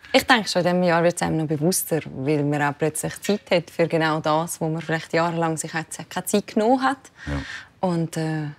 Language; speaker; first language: German; native; German